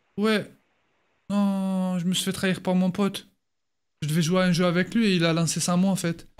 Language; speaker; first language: French; native; French